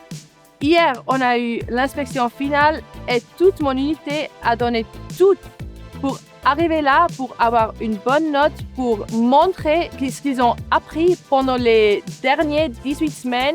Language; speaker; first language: French; non-native, local second language; German